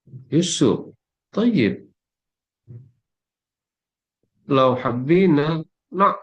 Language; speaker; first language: Arabic; non-native, fluent; Indonesian